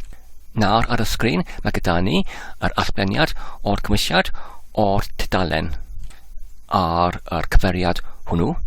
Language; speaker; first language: Welsh; non-native, learner; English